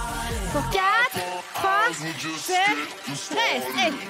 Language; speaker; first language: French; native; French